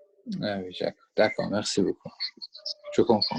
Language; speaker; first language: French; non-native, learner; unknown